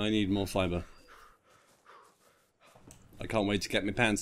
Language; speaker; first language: English; native; English